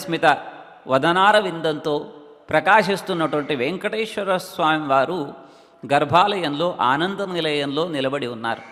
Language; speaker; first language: Telugu; native; Telugu